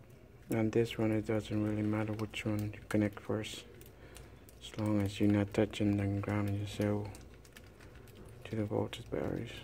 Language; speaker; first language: English; non-native, fluent; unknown